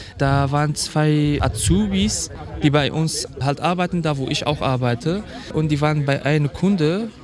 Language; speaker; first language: German; non-native, fluent; Kurdish